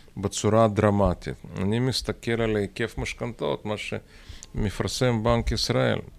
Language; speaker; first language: Hebrew; non-native, fluent; Russian